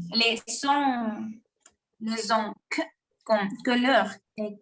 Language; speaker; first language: French; non-native, learner; Spanish